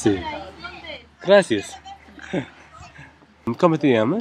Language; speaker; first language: Spanish; non-native, learner; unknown